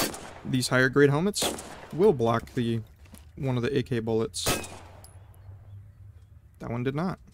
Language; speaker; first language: English; native; English